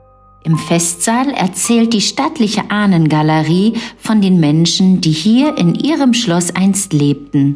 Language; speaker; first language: German; native; German